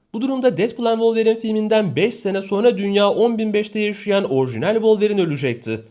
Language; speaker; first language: Turkish; native; Turkish